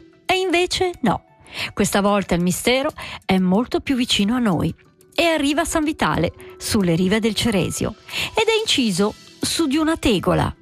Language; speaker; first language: Italian; native; Italian